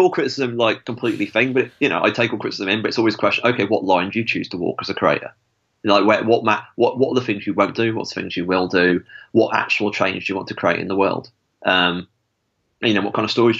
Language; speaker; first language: English; native; English